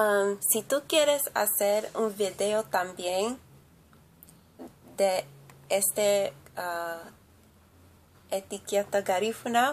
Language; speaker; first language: Spanish; early bilingual, heritage; English